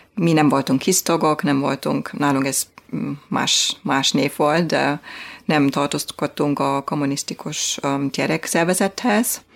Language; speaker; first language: Hungarian; non-native, fluent; German